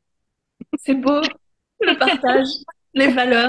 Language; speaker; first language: French; native; French